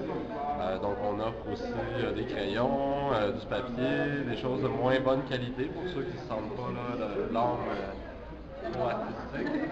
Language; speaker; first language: French; native; French